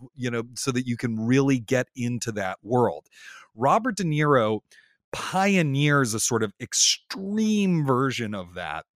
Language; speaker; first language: English; native; English